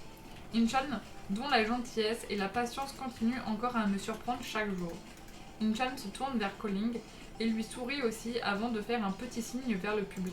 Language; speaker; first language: French; native; French